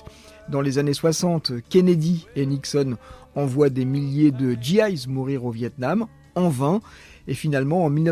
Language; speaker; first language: French; native; French